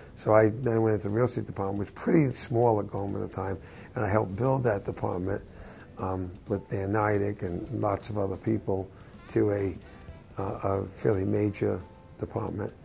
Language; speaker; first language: English; native; English